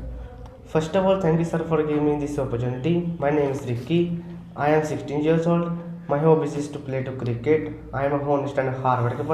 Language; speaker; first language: English; non-native, learner; Hindi